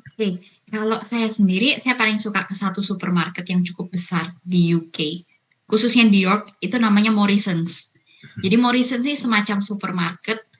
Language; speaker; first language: Indonesian; native; Indonesian